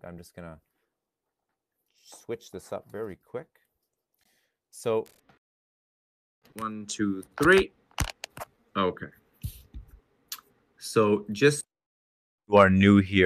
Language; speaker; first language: English; non-native, fluent; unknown